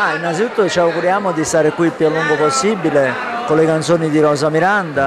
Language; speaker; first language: Italian; native; Italian